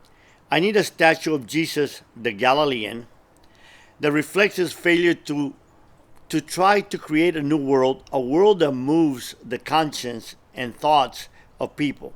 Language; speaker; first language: English; early bilingual, other home language; Spanish